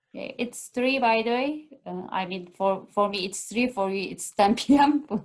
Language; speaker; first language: English; non-native, fluent; Turkish